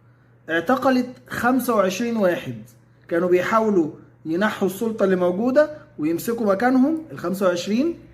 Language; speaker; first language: Arabic; native; Arabic